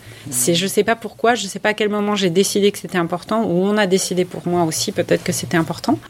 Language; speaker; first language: French; early bilingual, other home language; English